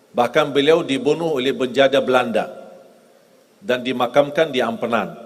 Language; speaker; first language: Indonesian; non-native, fluent; Arabic